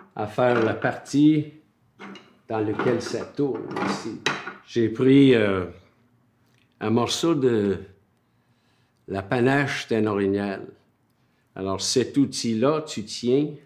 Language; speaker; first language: French; non-native, fluent; Irish